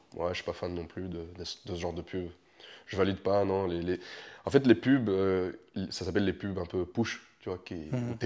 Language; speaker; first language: French; early bilingual, other home language; Romanian